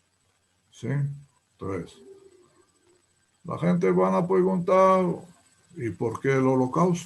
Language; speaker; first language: Spanish; non-native, fluent; Hebrew